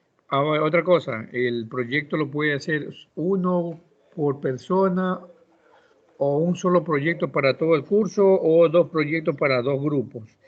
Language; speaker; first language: Spanish; native; Spanish